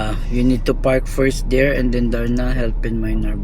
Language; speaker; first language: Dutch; non-native, learner; Filipino